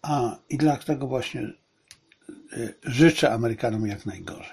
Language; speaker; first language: Polish; native; Polish